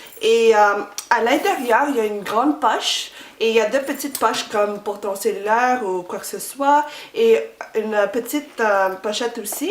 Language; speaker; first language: French; non-native, fluent; English